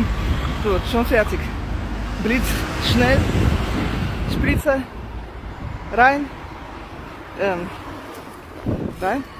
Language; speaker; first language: German; non-native, fluent; Russian